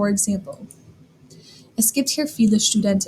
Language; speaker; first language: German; non-native, fluent; English